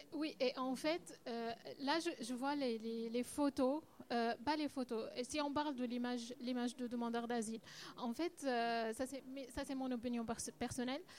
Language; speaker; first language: French; non-native, learner; Arabic